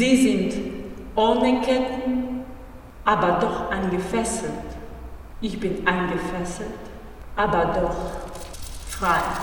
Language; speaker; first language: German; non-native, fluent; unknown